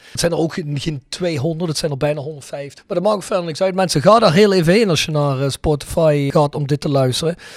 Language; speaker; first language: Dutch; native; Dutch